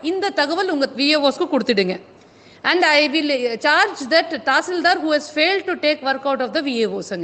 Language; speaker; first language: English; non-native, local second language; Tamil